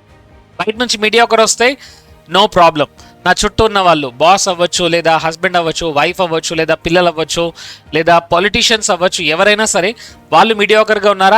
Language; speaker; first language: Telugu; native; Telugu